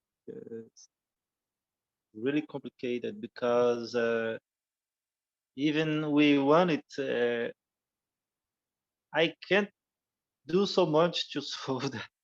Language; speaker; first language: English; non-native, learner; Portuguese